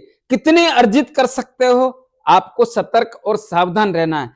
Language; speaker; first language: Hindi; native; Hindi